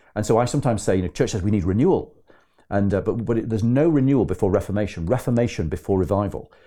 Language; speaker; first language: English; native; English